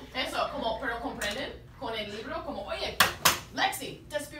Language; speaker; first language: Spanish; non-native, fluent; English